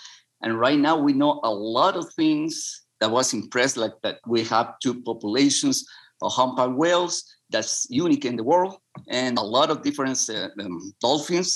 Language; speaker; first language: English; non-native, learner; Spanish